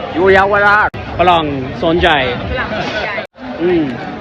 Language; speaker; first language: Thai; non-native, learner; English